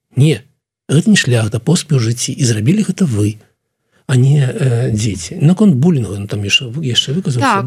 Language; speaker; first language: Belarusian; non-native, local second language; Russian